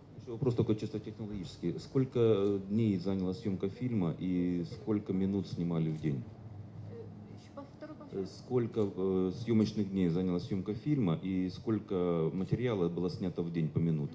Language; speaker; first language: Russian; native; Russian